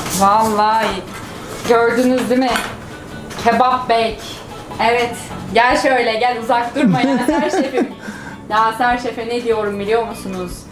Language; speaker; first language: Turkish; native; Turkish